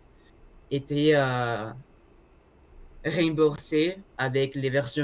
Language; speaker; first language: French; non-native, learner; Spanish